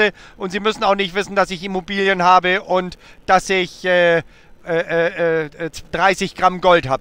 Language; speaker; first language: German; native; German